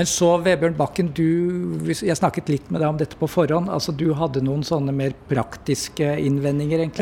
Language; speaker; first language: Norwegian; native; Norwegian